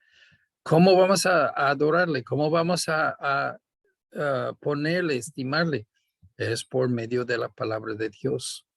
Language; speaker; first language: Spanish; non-native, fluent; English